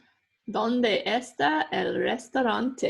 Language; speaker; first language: Spanish; non-native, learner; English